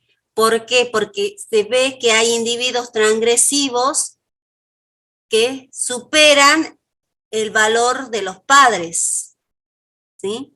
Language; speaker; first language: Spanish; native; Spanish